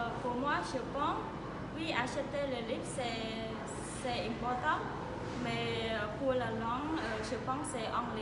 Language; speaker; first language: French; non-native, learner; Khmer